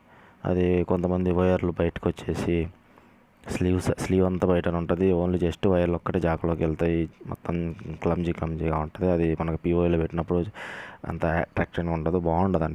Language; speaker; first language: Telugu; native; Telugu